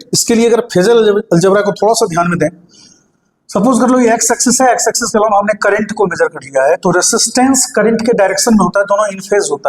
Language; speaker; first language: Hindi; native; Hindi